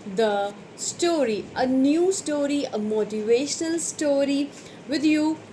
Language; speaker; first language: English; non-native, local second language; Hindi